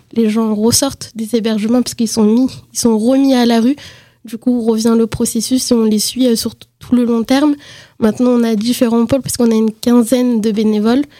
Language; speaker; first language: French; native; French